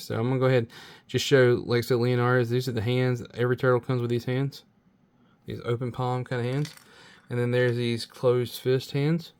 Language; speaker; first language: English; native; English